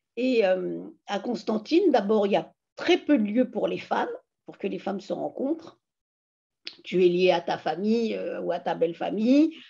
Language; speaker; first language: French; native; French